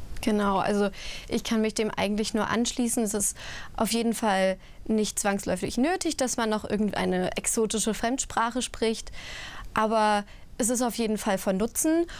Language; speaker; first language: German; native; German